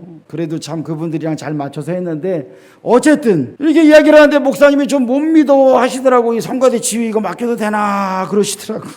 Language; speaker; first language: Korean; native; Korean